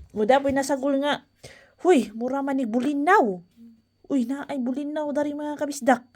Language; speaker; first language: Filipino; non-native, local second language; Cebuano